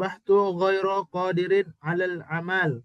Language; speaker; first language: Arabic; non-native, learner; Indonesian